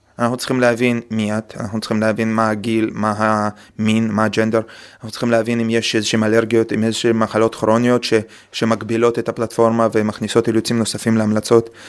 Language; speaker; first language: Hebrew; non-native, fluent; Russian